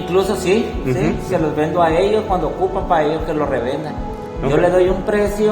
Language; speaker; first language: Spanish; native; Spanish